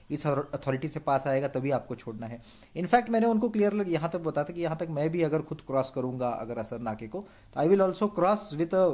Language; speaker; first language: Hindi; non-native, local second language; Marathi